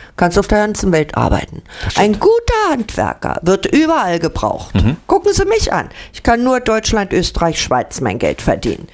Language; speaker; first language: German; native; German